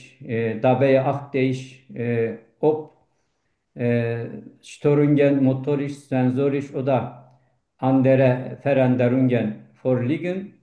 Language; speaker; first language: German; non-native, learner; Turkish